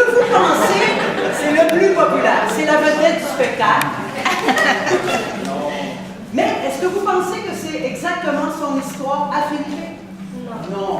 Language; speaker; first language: French; native; French